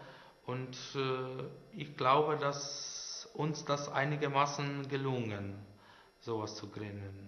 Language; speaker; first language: German; non-native, local second language; Polish